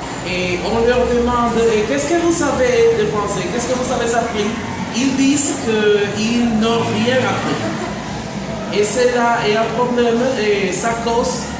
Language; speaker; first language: French; non-native, fluent; Spanish